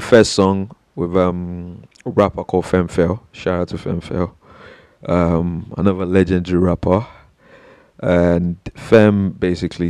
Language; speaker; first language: English; non-native, local second language; Yoruba